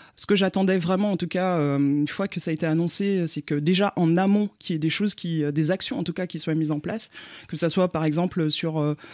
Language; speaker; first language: French; native; French